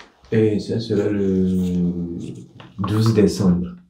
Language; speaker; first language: French; non-native, local second language; Ewe